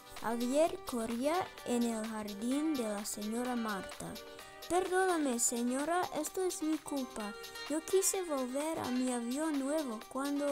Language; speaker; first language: Spanish; non-native, learner; English